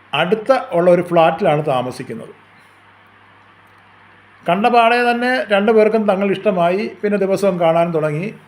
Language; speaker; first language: Malayalam; native; Malayalam